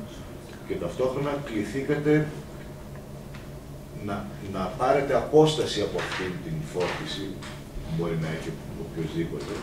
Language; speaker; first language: Greek; native; Greek